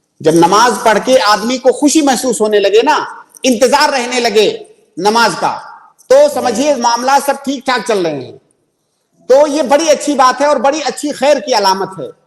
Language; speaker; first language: Urdu; native; Urdu